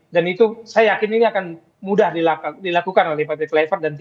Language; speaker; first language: Indonesian; native; Indonesian